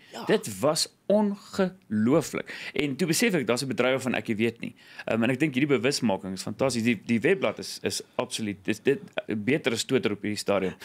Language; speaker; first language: Afrikaans; native; Afrikaans